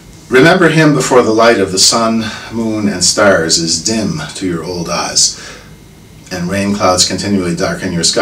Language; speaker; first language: English; native; English